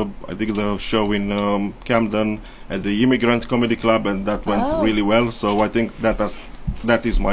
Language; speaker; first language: English; non-native, fluent; Romanian